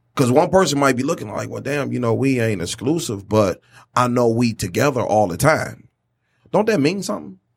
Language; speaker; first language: English; native; English